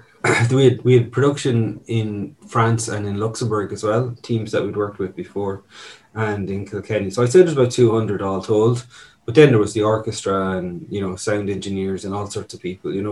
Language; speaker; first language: English; native; English